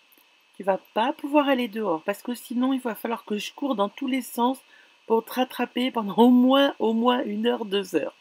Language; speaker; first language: French; native; French